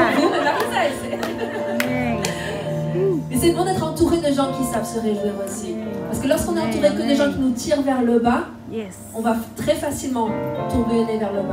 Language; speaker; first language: French; native; French